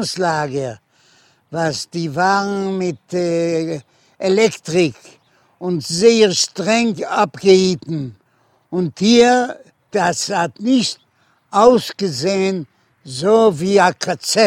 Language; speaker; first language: German; non-native, learner; Yiddish